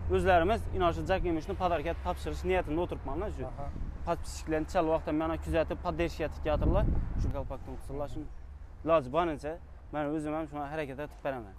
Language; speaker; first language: Uzbek; non-native, local second language; Kara-Kalpak